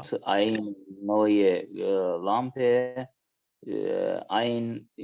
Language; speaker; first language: German; non-native, learner; Azerbaijani